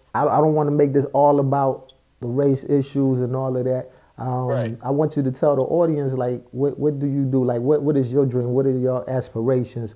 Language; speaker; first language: English; native; English